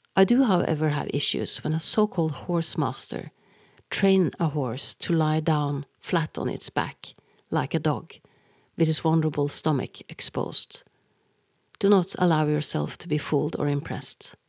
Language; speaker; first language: English; non-native, fluent; Norwegian